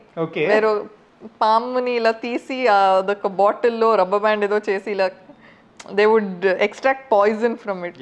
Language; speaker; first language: Telugu; non-native, fluent; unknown